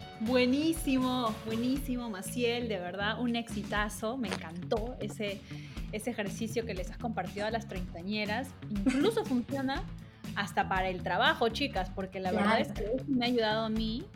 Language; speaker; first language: Spanish; native; Spanish